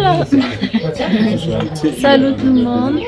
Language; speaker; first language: French; non-native, learner; Amharic